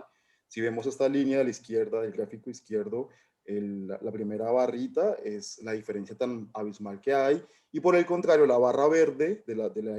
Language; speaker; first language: Spanish; native; Spanish